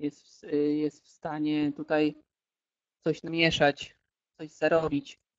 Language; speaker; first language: Polish; native; Polish